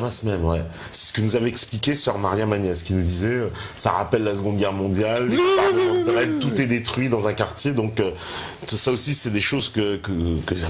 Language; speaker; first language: French; native; French